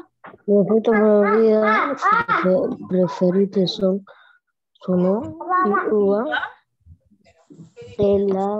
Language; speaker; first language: Italian; non-native, learner; Spanish